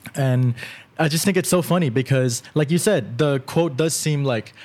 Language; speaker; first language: English; early bilingual, other home language; Thai